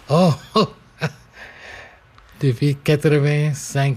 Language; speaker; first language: French; non-native, local second language; English